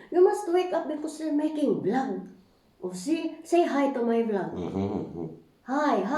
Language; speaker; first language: English; non-native, learner; Filipino